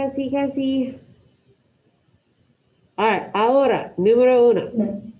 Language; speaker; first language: Spanish; non-native, fluent; English